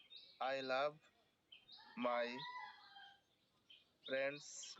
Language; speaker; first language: English; non-native, learner; Bangla